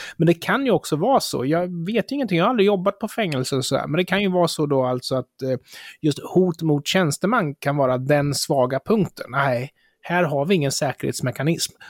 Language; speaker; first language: Swedish; native; Swedish